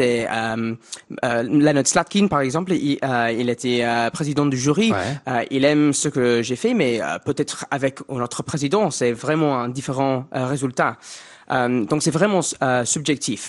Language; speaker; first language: French; non-native, fluent; English